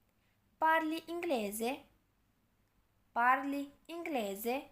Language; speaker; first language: Italian; non-native, fluent; Urdu